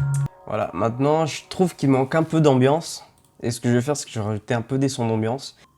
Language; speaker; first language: French; native; French